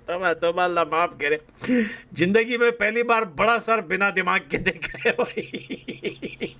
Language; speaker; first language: Hindi; native; Hindi